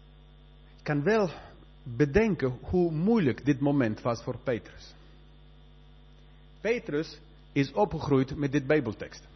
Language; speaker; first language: Dutch; non-native, fluent; Spanish